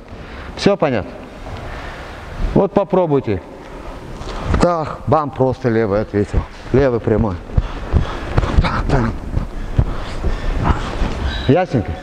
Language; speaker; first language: Russian; native; Russian